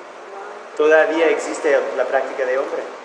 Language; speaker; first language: Spanish; non-native, fluent; English